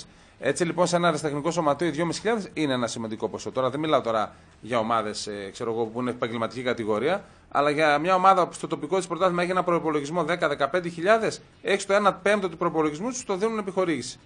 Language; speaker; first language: Greek; native; Greek